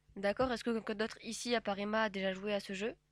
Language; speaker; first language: French; native; French